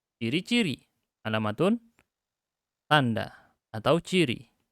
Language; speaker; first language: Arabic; non-native, fluent; Indonesian